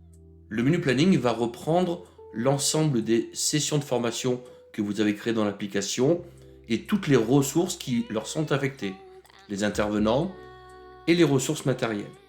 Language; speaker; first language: French; native; French